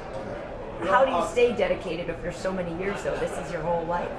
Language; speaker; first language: English; native; English